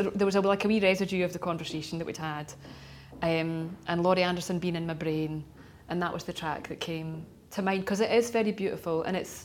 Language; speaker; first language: English; native; English